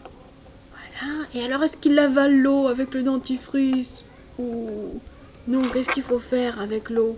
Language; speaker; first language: French; native; French